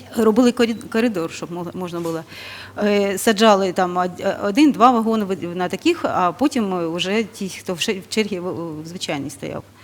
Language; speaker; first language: Ukrainian; non-native, local second language; Russian